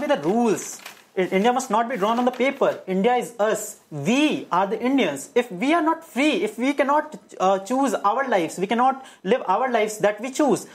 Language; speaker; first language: English; non-native, local second language; Hindi